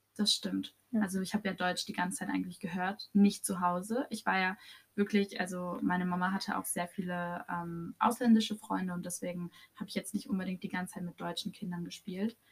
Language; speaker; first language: German; early bilingual, other home language; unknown